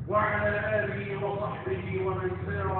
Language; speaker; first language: Arabic; native; Arabic